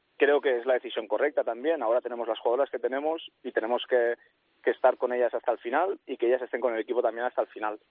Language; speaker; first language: Spanish; non-native, local second language; Catalan